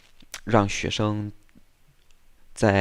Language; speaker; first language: Chinese; non-native, fluent; English